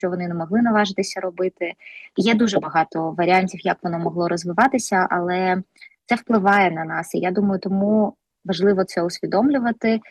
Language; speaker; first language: Ukrainian; non-native, local second language; Russian